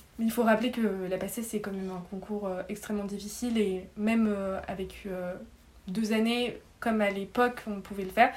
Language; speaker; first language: French; native; French